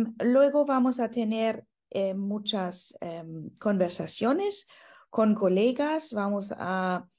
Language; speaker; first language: Spanish; non-native, fluent; German